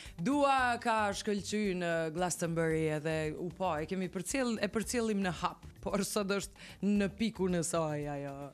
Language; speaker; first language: Albanian; native; Albanian